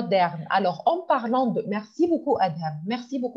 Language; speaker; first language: French; non-native, fluent; Arabic